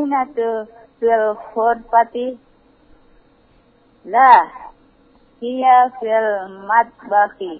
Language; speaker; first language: Arabic; non-native, learner; Indonesian